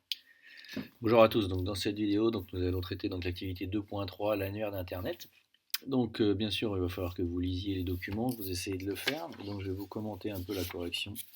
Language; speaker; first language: French; native; French